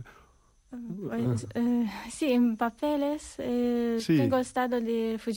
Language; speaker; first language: Spanish; non-native, fluent; Armenian